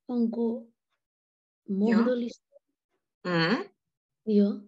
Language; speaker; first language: Finnish; non-native, learner; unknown